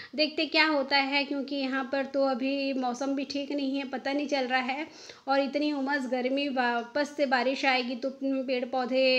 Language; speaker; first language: Hindi; non-native, local second language; Bangla